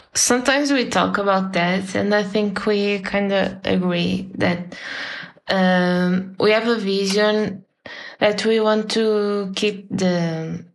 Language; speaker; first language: English; non-native, fluent; Portuguese